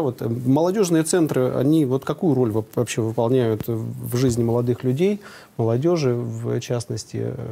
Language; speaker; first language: Russian; native; Russian